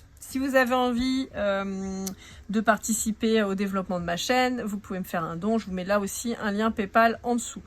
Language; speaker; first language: French; native; French